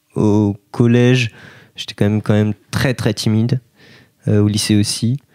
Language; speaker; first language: French; native; French